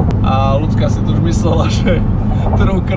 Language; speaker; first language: Slovak; native; Slovak